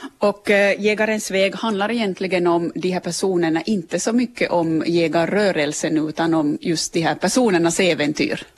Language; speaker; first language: Swedish; native; Swedish